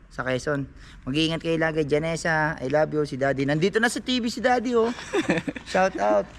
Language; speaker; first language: Filipino; native; Filipino